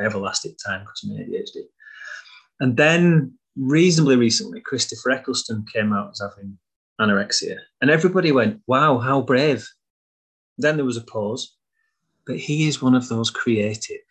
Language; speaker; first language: English; native; English